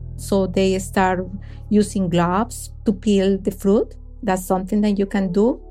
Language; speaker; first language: English; non-native, fluent; Spanish